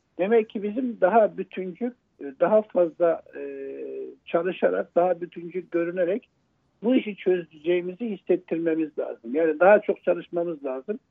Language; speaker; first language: Turkish; native; Turkish